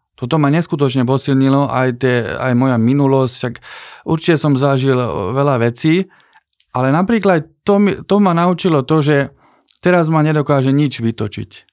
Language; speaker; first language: Slovak; non-native, local second language; Hungarian